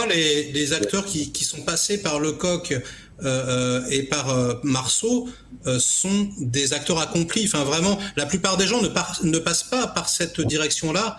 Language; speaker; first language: French; native; French